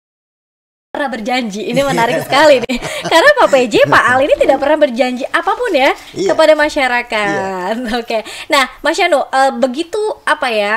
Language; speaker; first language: Indonesian; native; Indonesian